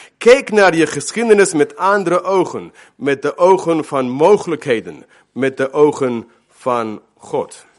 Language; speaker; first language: Dutch; non-native, fluent; Spanish